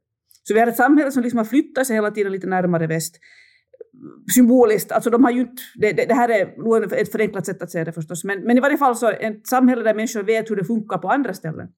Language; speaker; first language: Swedish; native; Swedish